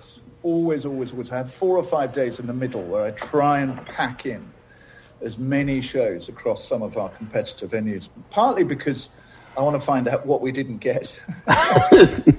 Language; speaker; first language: English; native; English